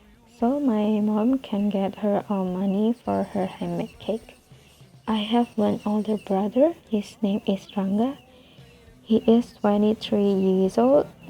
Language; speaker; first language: English; non-native, fluent; Indonesian